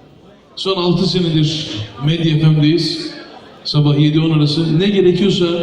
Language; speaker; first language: Turkish; native; Turkish